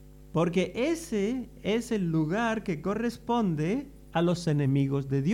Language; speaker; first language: Spanish; native; Spanish